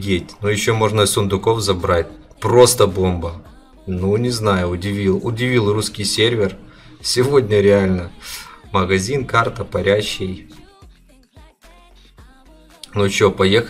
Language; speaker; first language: Russian; native; Russian